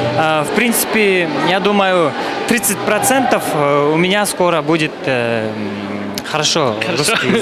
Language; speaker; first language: Russian; non-native, learner; Kyrgyz